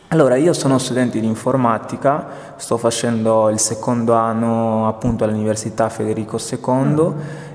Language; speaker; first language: Italian; non-native, fluent; Portuguese